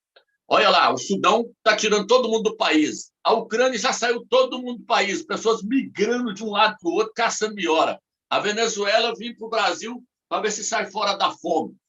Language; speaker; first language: Portuguese; native; Portuguese